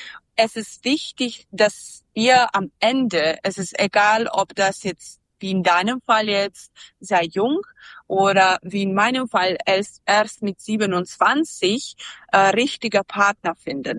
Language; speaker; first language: German; non-native, learner; Serbian